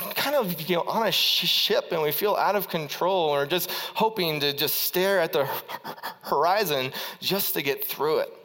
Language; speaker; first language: English; native; English